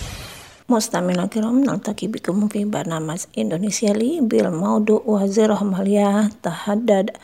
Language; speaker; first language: Arabic; non-native, fluent; Indonesian